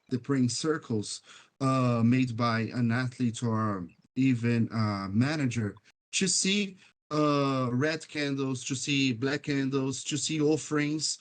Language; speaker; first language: English; non-native, fluent; Portuguese